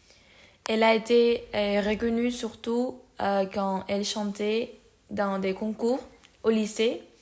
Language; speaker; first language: French; non-native, learner; Spanish